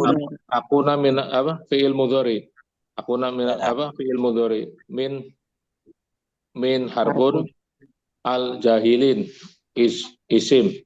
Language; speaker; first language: Arabic; non-native, learner; Indonesian